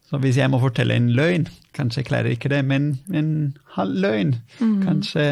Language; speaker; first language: Norwegian; non-native, fluent; Italian